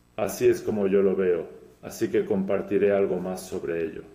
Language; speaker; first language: Spanish; non-native, fluent; Serbian